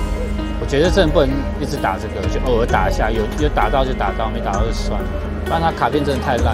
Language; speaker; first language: Chinese; native; Chinese